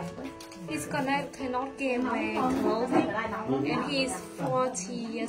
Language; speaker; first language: English; non-native, learner; Vietnamese